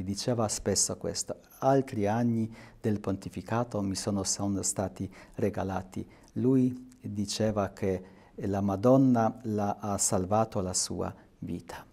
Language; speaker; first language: Italian; non-native, fluent; Polish